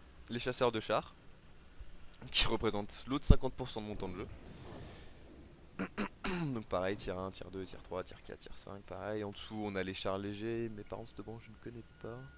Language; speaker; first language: French; native; French